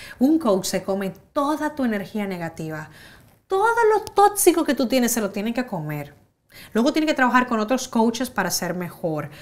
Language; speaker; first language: Spanish; native; Spanish